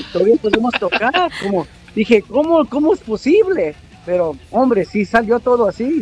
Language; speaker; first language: Spanish; early bilingual, heritage; English